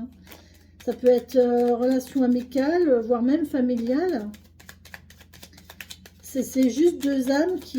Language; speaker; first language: French; native; French